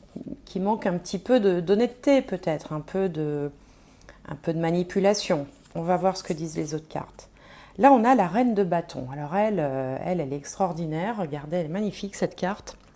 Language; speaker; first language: French; native; French